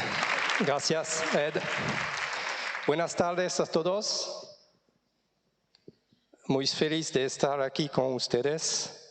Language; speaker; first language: Spanish; non-native, fluent; French